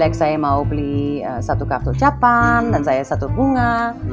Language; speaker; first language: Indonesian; non-native, fluent; Dutch